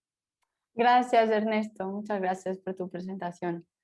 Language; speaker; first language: Spanish; non-native, fluent; Portuguese